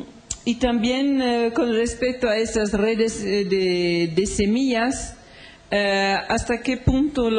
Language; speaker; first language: Spanish; non-native, fluent; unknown